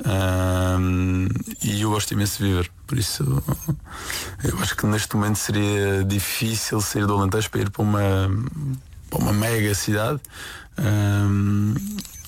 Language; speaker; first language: Portuguese; native; Portuguese